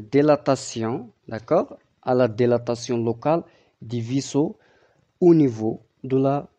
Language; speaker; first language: French; non-native, local second language; Arabic